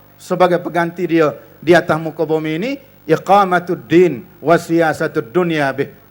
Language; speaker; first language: Malay; native; Malay